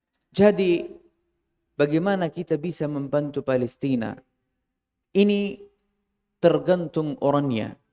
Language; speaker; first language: Indonesian; non-native, fluent; Arabic